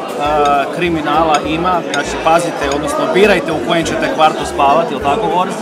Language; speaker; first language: Croatian; native; Croatian